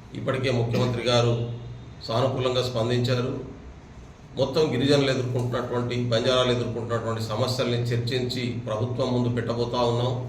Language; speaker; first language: Telugu; non-native, local second language; Lambadi